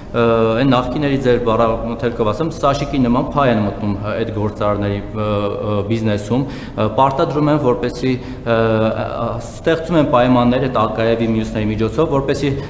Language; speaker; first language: Armenian; native; Armenian